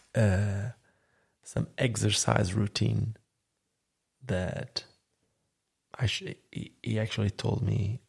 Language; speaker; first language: English; non-native, fluent; Croatian